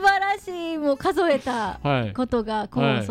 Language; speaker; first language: Japanese; native; Japanese